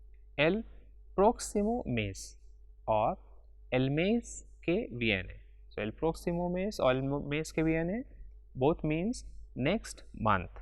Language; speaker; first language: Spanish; non-native, fluent; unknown